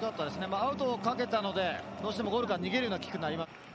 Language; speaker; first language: Japanese; native; Japanese